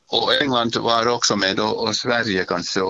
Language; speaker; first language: Swedish; non-native, learner; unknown